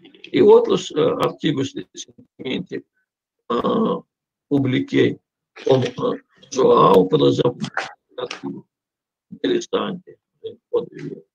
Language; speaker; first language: Portuguese; non-native, fluent; Russian